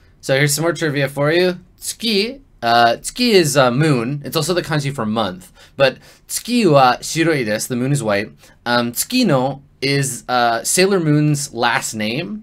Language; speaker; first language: English; native; English